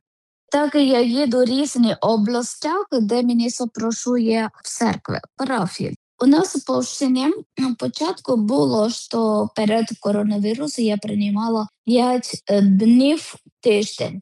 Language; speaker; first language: Ukrainian; non-native, learner; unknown